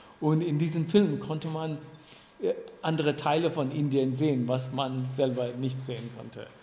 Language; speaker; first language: German; non-native, fluent; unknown